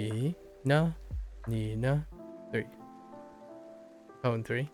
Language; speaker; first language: Chinese; non-native, learner; English